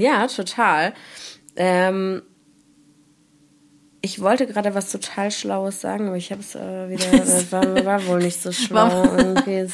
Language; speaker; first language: German; native; German